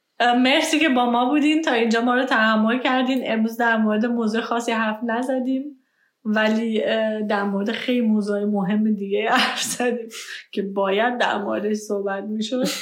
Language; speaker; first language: Persian; early bilingual, heritage; Persian